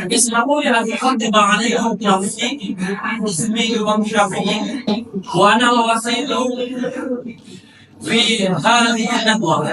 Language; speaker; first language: Arabic; non-native, fluent; Indonesian